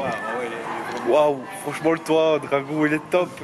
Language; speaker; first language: French; native; French